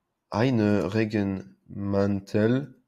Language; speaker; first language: German; non-native, learner; French